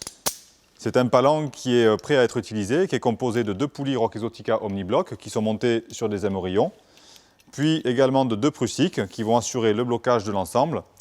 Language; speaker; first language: French; native; French